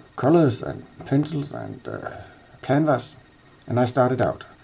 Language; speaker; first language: English; non-native, fluent; Danish